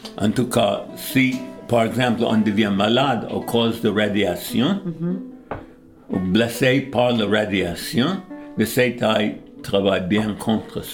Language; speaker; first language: French; non-native, fluent; English